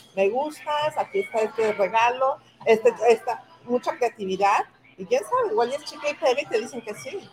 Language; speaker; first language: Spanish; native; Spanish